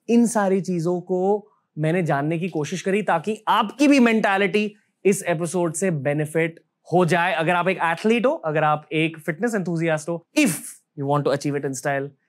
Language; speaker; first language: Hindi; native; Hindi